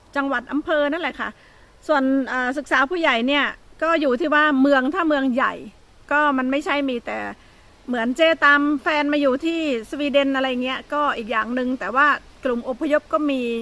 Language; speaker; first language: Thai; native; Thai